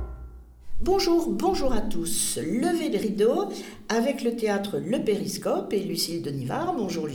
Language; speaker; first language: French; native; French